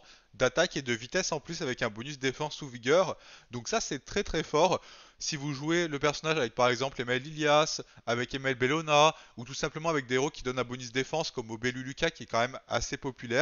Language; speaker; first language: French; native; French